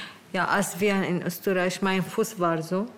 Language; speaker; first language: German; non-native, learner; Arabic